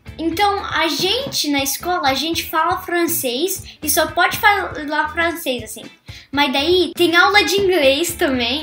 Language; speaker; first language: Portuguese; early bilingual, heritage; Portuguese